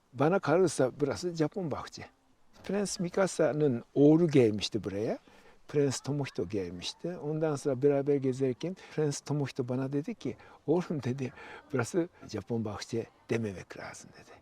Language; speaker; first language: Turkish; non-native, fluent; Japanese